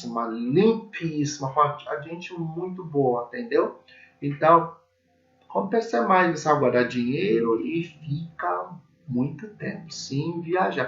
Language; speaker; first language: Portuguese; non-native, learner; English